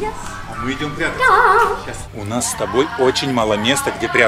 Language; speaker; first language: Russian; native; Russian